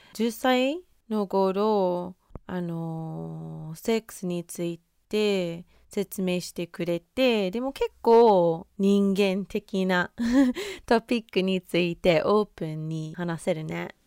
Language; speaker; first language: Japanese; non-native, learner; English